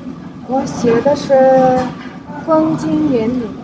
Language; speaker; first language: Chinese; non-native, learner; Mongolian